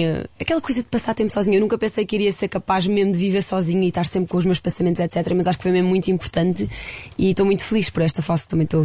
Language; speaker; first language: Portuguese; native; Portuguese